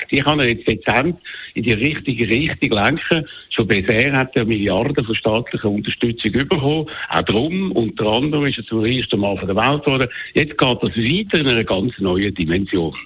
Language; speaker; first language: German; native; German